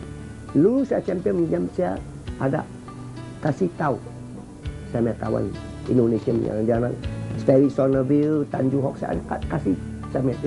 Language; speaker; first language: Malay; non-native, local second language; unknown